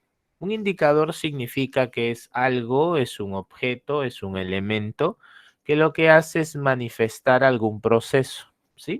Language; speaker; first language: Spanish; native; Spanish